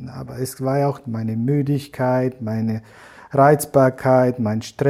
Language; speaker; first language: German; non-native, fluent; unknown